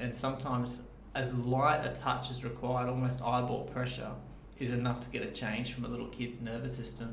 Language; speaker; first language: English; native; English